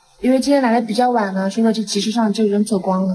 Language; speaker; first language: Chinese; native; Chinese